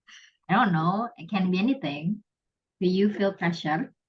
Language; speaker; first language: English; non-native, fluent; Indonesian